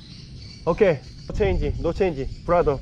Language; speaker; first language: English; non-native, learner; Korean